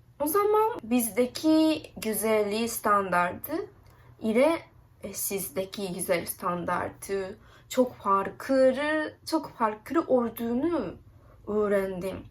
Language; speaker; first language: Turkish; non-native, learner; Japanese